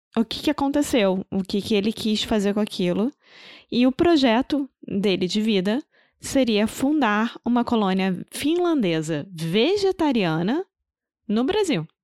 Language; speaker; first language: Portuguese; native; Portuguese